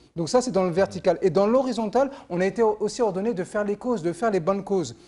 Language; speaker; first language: French; native; French